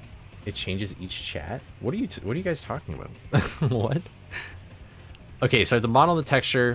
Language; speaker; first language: English; native; English